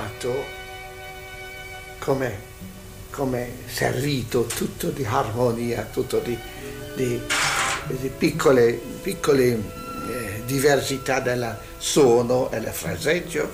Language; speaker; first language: Italian; non-native, learner; Hungarian